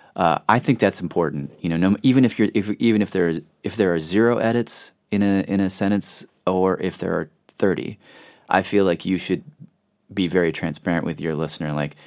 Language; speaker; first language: English; native; English